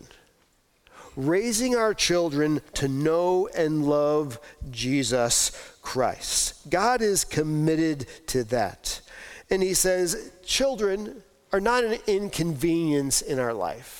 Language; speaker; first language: English; native; English